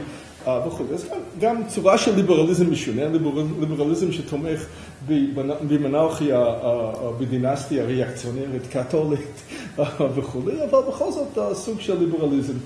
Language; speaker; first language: Hebrew; non-native, fluent; English